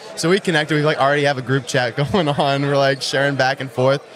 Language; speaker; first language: English; native; English